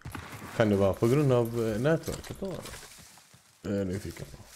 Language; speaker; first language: Swedish; native; Swedish